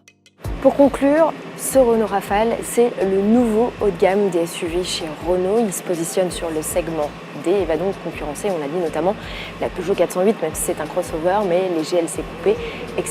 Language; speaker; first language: French; native; French